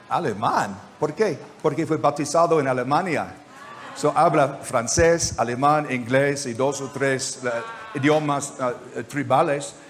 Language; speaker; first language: Spanish; non-native, learner; English